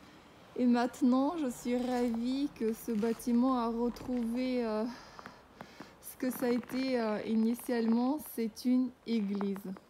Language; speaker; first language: French; non-native, fluent; Russian